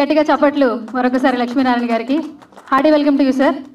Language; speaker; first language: Telugu; native; Telugu